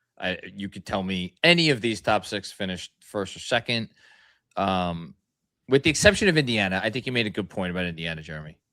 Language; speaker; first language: English; native; English